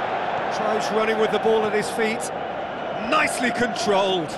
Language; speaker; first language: English; native; English